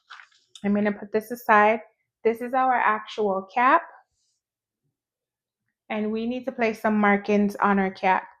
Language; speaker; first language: English; native; English